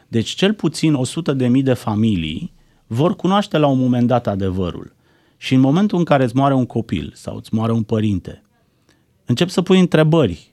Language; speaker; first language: Romanian; native; Romanian